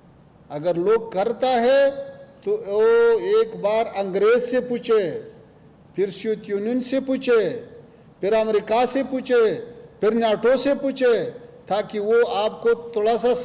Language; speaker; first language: Hindi; non-native, fluent; Pashto